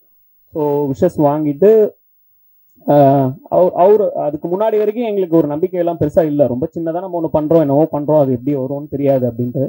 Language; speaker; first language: Tamil; native; Tamil